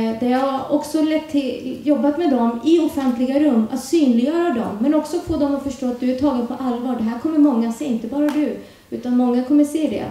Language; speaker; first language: Swedish; early bilingual, other home language; Urdu